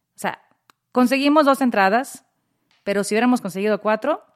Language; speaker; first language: Spanish; early bilingual, heritage; Spanish